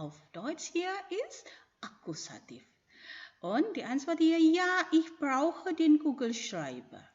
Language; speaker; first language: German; non-native, fluent; Indonesian